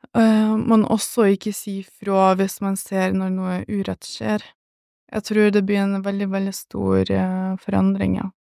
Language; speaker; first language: Norwegian; early bilingual, other home language; Russian